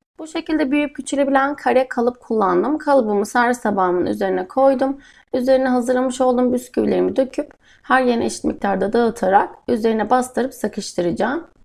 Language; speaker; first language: Turkish; native; Turkish